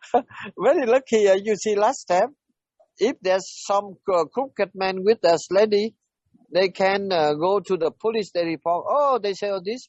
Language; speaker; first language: English; non-native, learner; Vietnamese